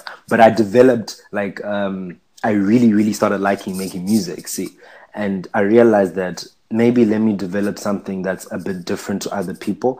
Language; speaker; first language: English; non-native, local second language; Shona